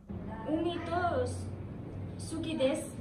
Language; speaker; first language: Japanese; non-native, learner; Nepali